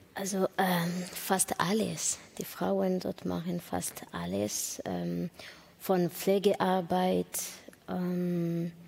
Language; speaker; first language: German; non-native, learner; Kinyarwanda